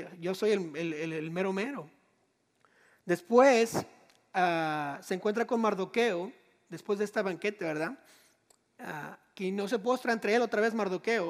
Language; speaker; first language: Spanish; native; Spanish